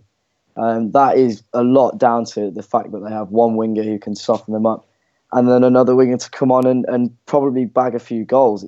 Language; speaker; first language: English; native; English